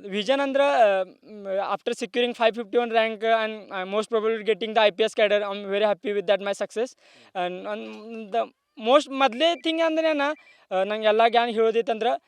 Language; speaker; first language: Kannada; non-native, local second language; Marathi